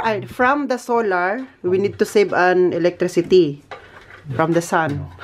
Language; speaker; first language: English; non-native, local second language; Filipino